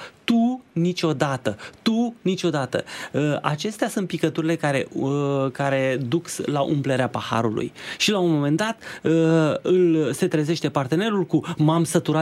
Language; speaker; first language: Romanian; native; Romanian